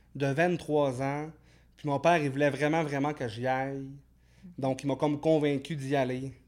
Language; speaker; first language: French; native; French